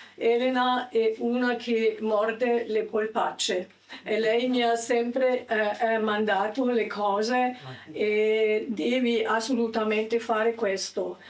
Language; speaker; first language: Italian; non-native, learner; German